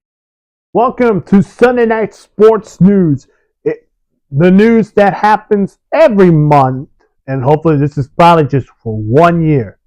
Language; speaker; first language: English; early bilingual, other home language; Spanish